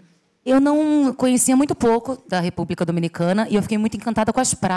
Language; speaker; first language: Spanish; non-native, learner; Portuguese